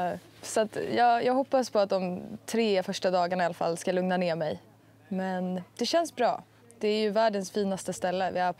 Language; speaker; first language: Swedish; native; Swedish